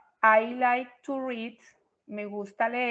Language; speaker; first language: English; non-native, fluent; Spanish